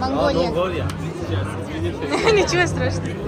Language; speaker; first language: Russian; non-native, learner; Mongolian